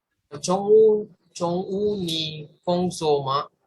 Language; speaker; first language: Chinese; non-native, learner; Malay